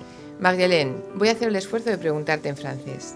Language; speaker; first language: Spanish; native; Spanish